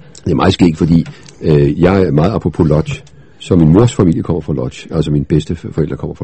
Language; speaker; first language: Danish; native; Danish